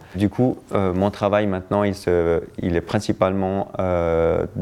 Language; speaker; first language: French; native; French